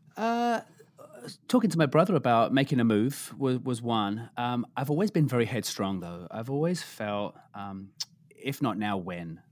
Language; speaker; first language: English; native; English